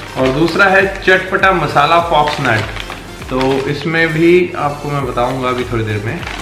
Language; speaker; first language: Hindi; native; Hindi